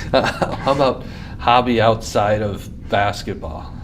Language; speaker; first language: English; native; English